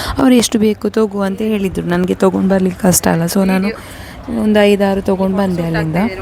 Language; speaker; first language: Kannada; non-native, local second language; Malayalam